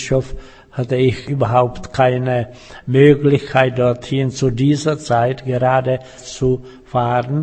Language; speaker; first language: German; non-native, fluent; Czech